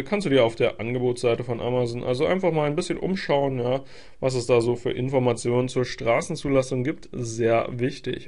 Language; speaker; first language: German; native; German